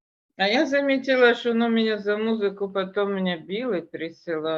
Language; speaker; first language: Russian; native; Russian